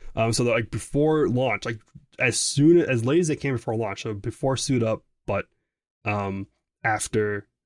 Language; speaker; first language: English; native; English